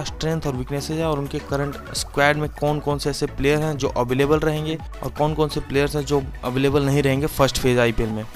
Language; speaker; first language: Hindi; native; Hindi